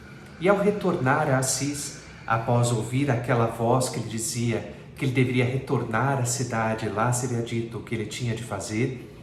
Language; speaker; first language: Portuguese; native; Portuguese